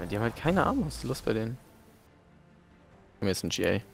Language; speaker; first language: German; native; German